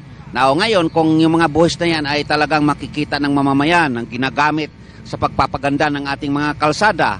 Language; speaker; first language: Filipino; native; Filipino